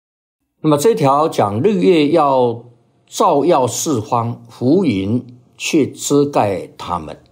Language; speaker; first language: Chinese; native; Chinese